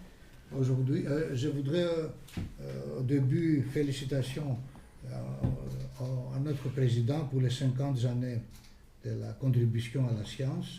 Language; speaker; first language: French; non-native, fluent; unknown